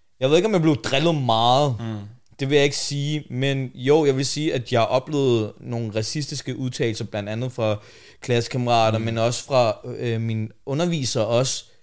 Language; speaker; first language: Danish; early bilingual, other home language; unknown